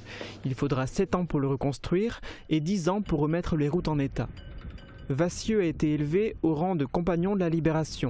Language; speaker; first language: French; native; French